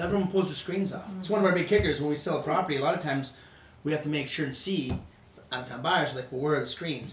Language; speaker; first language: English; non-native, fluent; Swedish